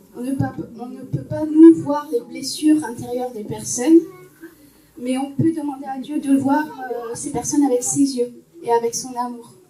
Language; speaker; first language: French; native; French